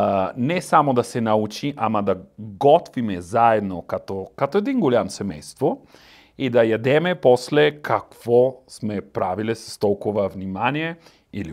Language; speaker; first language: Bulgarian; non-native, learner; Italian